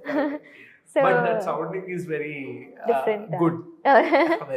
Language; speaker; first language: Telugu; native; Telugu